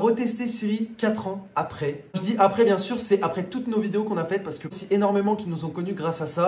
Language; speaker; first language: French; native; French